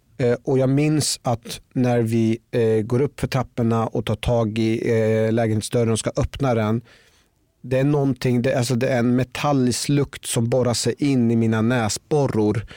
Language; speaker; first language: Swedish; early bilingual, other home language; Persian